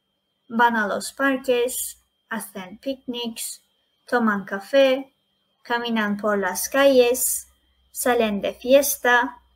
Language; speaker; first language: Spanish; non-native, fluent; Turkish